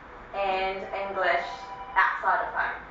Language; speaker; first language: English; early bilingual, other home language; Cantonese